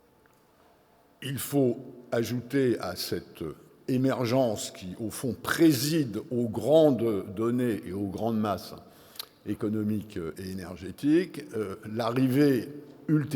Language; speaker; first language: French; native; French